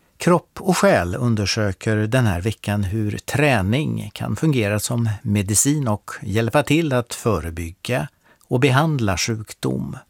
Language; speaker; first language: Swedish; native; Swedish